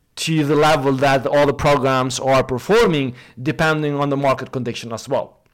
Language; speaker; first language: English; non-native, fluent; Albanian